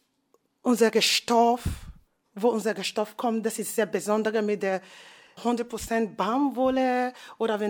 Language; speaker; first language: German; non-native, learner; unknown